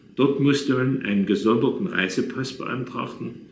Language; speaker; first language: German; native; German